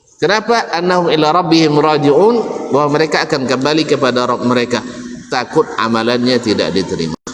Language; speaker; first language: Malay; native; Malay